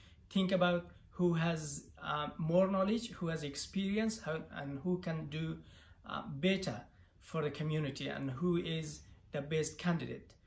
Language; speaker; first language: English; non-native, fluent; Persian